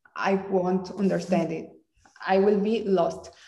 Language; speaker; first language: English; non-native, fluent; Spanish